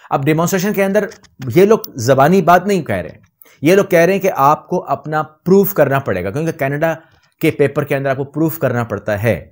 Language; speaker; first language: Urdu; native; Urdu